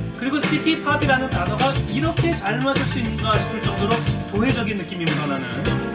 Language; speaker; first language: Korean; native; Korean